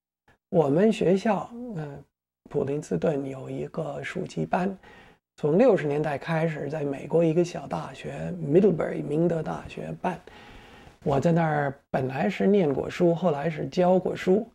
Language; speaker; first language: Chinese; non-native, fluent; English